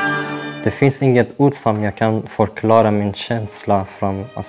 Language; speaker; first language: Swedish; non-native, learner; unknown